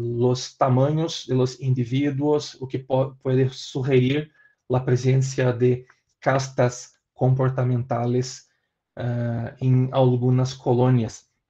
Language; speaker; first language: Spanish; non-native, learner; Portuguese